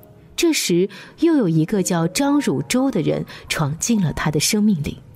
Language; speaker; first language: Chinese; native; Chinese